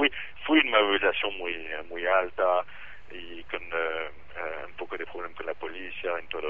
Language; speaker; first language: Spanish; non-native, fluent; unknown